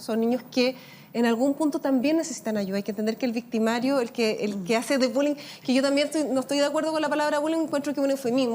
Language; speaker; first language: Spanish; native; Spanish